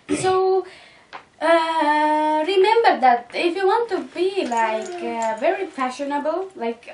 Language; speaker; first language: English; non-native, learner; Estonian